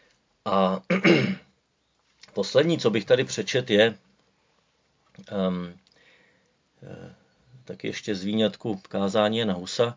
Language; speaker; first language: Czech; native; Czech